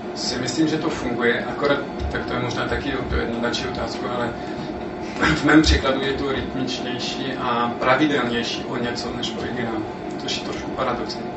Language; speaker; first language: Czech; non-native, fluent; French